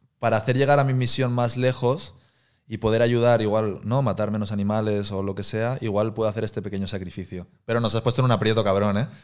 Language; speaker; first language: Spanish; native; Spanish